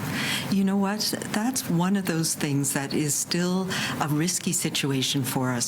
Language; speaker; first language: English; native; English